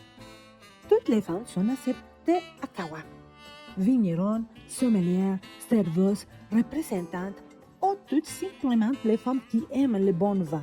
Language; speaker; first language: French; non-native, fluent; Spanish